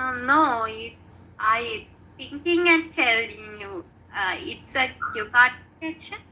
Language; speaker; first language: English; non-native, learner; Sinhala